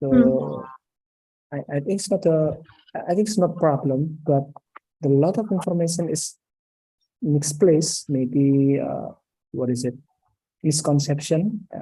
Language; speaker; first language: English; non-native, learner; Indonesian